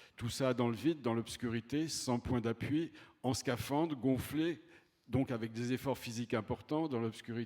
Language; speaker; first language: French; native; French